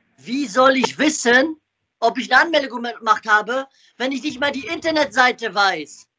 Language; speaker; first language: German; native; German